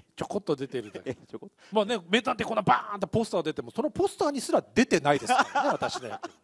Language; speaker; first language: Japanese; native; Japanese